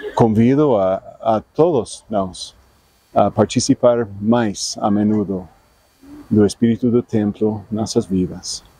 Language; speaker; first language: Portuguese; non-native, learner; English